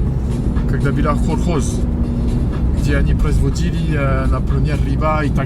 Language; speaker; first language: Russian; non-native, learner; French